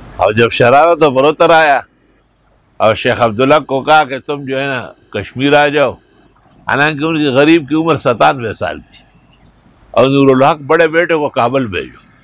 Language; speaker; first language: Urdu; non-native, local second language; Pashto